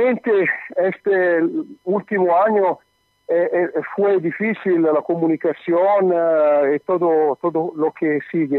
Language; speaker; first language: Spanish; non-native, learner; Italian